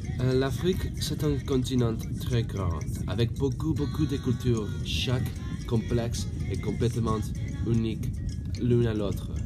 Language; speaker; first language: French; non-native, learner; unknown